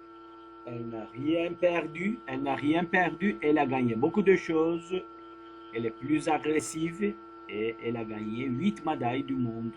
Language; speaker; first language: French; non-native, fluent; Turkish